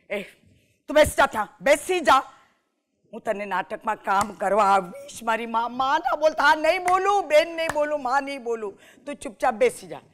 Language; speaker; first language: Gujarati; non-native, local second language; Marathi